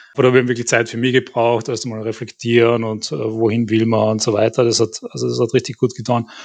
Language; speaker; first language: German; native; German